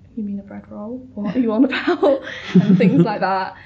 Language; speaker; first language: English; native; English